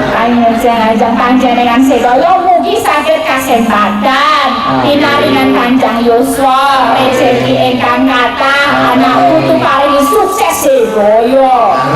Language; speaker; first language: Javanese; non-native, local second language; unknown